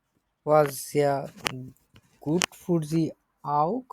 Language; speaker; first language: German; non-native, learner; Bangla